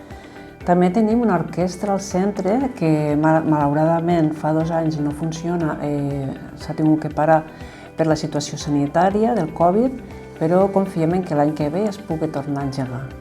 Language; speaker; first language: Catalan; native; Catalan